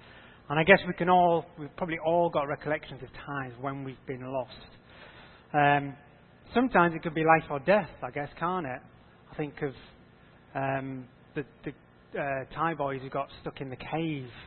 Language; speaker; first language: English; native; English